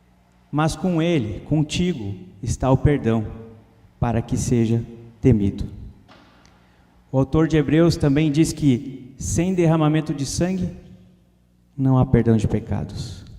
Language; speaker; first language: Portuguese; native; Portuguese